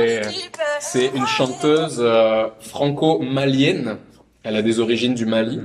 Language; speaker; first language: French; native; French